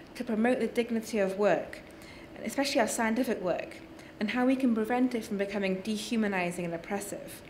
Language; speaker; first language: English; native; English